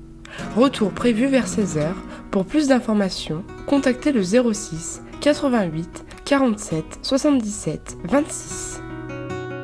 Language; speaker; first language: French; native; French